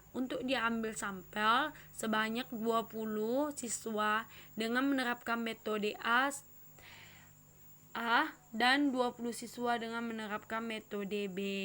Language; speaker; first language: Indonesian; native; Indonesian